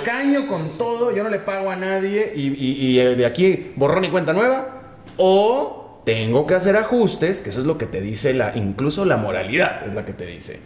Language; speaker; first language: Spanish; native; Spanish